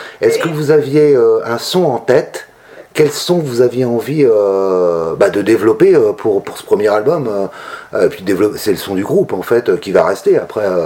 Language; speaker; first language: French; native; French